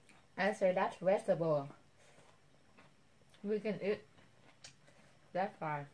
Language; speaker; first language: English; non-native, learner; Vietnamese